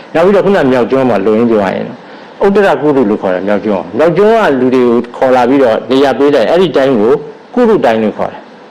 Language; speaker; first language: Burmese; native; Burmese